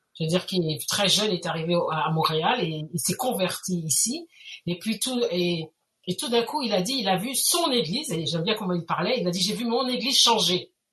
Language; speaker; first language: French; native; French